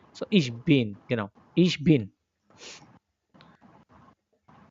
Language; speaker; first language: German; non-native, fluent; Bangla